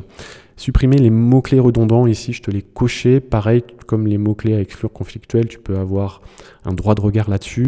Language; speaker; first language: French; native; French